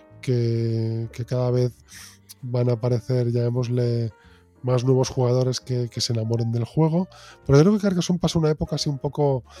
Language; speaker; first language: Spanish; native; Spanish